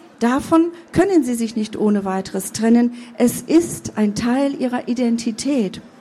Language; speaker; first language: German; early bilingual, other home language; Kurdish